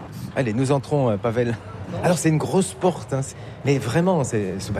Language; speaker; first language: French; native; French